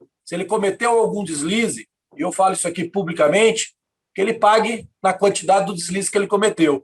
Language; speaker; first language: Portuguese; native; Portuguese